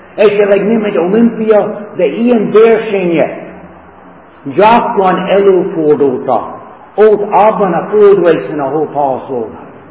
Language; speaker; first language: Hungarian; non-native, fluent; English